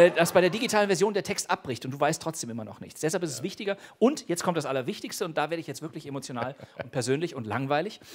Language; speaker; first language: German; native; German